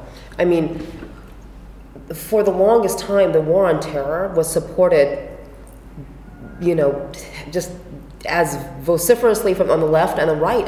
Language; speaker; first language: English; native; English